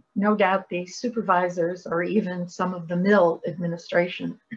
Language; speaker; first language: English; native; English